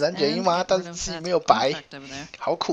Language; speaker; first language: Chinese; native; Chinese